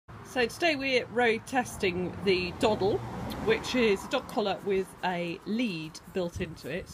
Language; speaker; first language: English; native; English